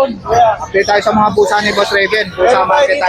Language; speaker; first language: Filipino; native; Filipino